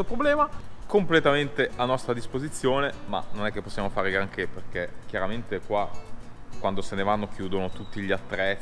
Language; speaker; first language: Italian; native; Italian